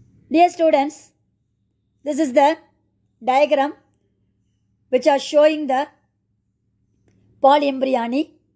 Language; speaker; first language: English; non-native, local second language; Tamil